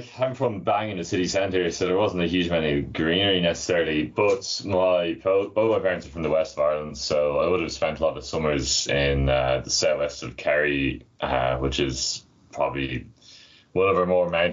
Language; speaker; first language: English; native; English